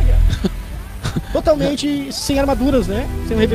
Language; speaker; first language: Portuguese; native; Portuguese